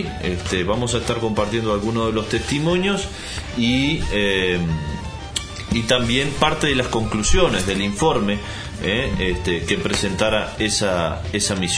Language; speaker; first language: Spanish; native; Spanish